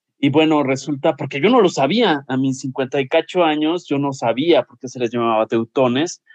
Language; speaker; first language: Spanish; native; Spanish